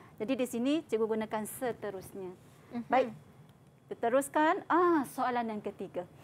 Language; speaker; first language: Malay; native; Malay